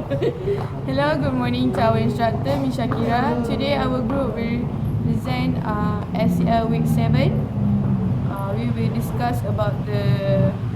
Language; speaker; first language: English; non-native, learner; Malay